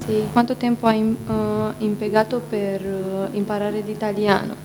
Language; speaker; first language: Italian; non-native, learner; Romanian